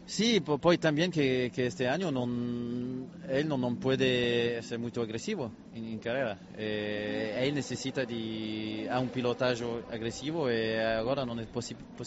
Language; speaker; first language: Spanish; non-native, learner; French